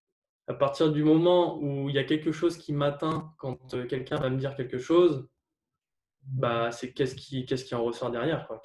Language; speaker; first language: French; native; French